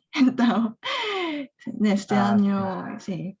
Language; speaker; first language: Portuguese; non-native, fluent; Korean